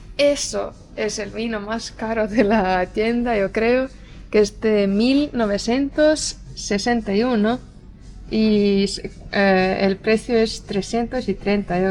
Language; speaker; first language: Spanish; non-native, fluent; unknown